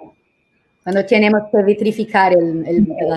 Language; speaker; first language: Spanish; non-native, learner; Portuguese